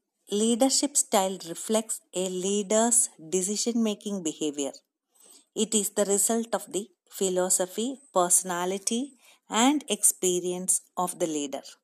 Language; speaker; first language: English; non-native, local second language; Malayalam